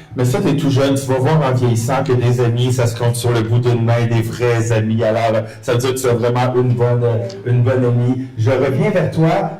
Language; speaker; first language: French; native; French